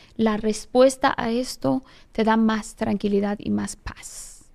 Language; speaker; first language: Spanish; non-native, fluent; Persian